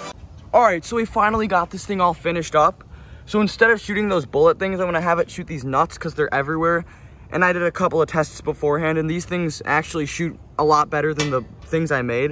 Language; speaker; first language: English; native; English